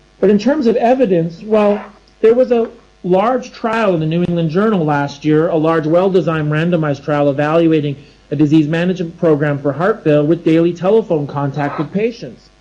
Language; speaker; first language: English; native; English